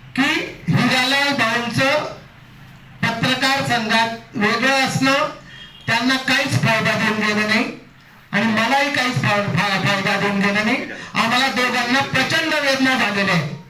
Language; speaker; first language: Marathi; native; Marathi